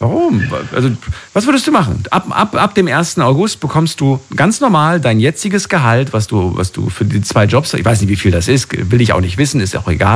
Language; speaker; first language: German; native; German